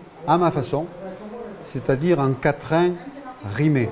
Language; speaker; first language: French; native; French